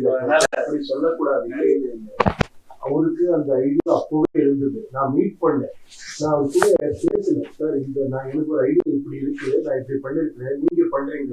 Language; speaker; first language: Tamil; non-native, learner; Kannada